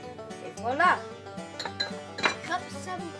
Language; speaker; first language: French; non-native, learner; English